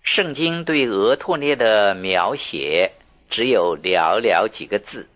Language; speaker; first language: Chinese; native; Chinese